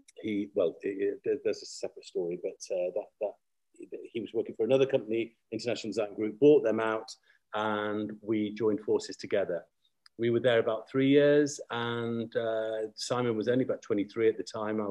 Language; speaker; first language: English; native; English